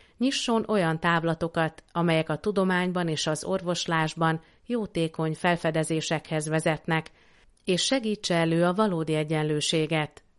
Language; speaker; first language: Hungarian; native; Hungarian